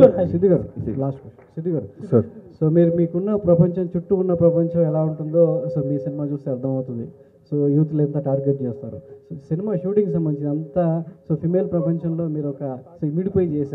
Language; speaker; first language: Telugu; native; Telugu